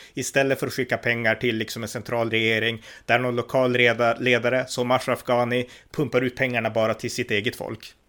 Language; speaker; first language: Swedish; native; Swedish